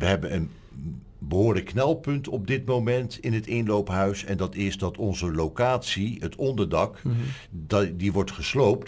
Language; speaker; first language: Dutch; native; Dutch